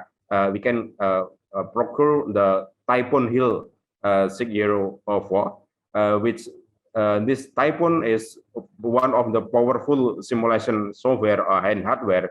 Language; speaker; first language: English; non-native, local second language; Indonesian